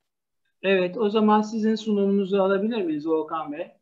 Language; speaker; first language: Turkish; native; Turkish